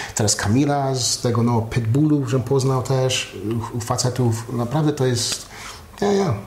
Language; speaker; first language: Polish; early bilingual, heritage; Polish